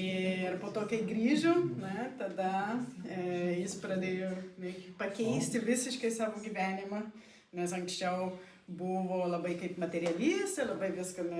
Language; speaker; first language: Lithuanian; non-native, learner; Portuguese